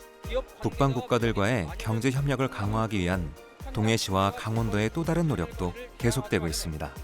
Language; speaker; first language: Korean; native; Korean